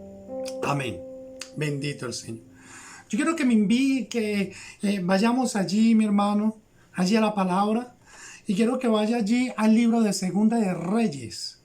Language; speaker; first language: Spanish; native; Spanish